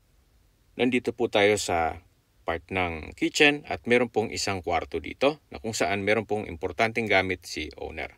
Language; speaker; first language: Filipino; native; Filipino